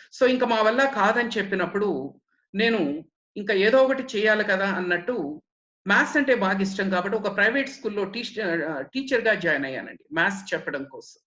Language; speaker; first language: Telugu; native; Telugu